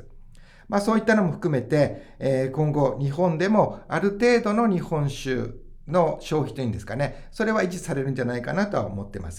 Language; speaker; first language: Japanese; native; Japanese